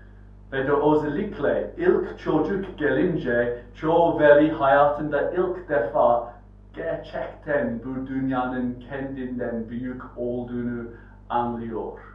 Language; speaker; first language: Turkish; non-native, fluent; English